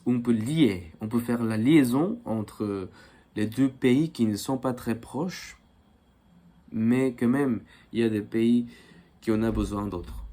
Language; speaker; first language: French; non-native, fluent; Korean